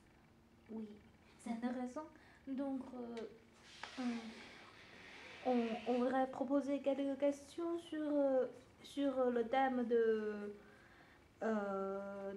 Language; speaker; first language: French; non-native, learner; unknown